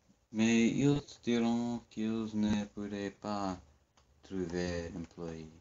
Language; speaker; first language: French; non-native, learner; English